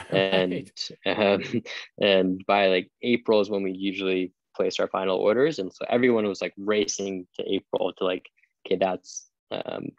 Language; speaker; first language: English; native; English